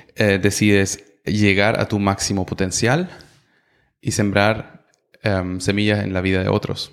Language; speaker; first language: Spanish; non-native, fluent; German